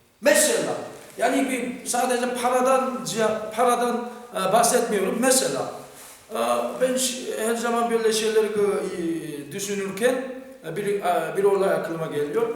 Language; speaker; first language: Turkish; non-native, fluent; Korean